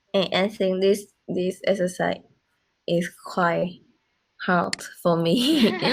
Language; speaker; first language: English; non-native, learner; Vietnamese